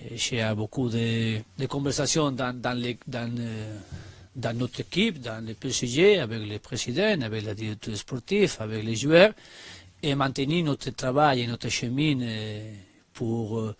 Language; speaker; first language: French; non-native, learner; Spanish